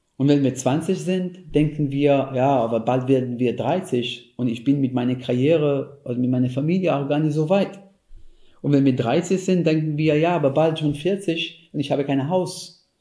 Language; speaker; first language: German; non-native, fluent; Hebrew